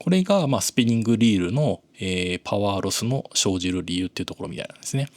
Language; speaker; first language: Japanese; native; Japanese